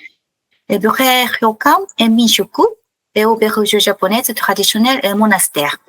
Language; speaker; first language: French; non-native, fluent; Japanese